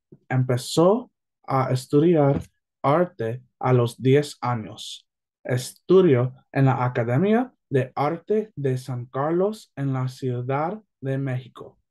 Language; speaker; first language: Spanish; non-native, learner; English